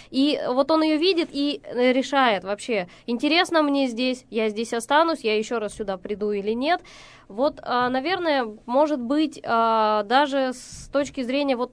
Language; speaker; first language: Russian; native; Russian